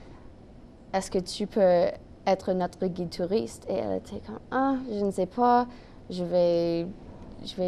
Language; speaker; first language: French; non-native, local second language; English